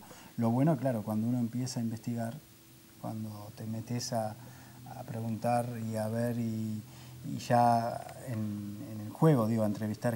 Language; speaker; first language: Spanish; native; Spanish